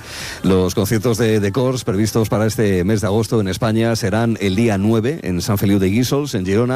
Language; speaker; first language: Spanish; native; Spanish